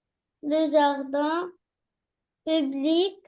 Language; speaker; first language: French; non-native, learner; Arabic